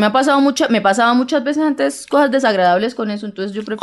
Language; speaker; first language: Spanish; native; Spanish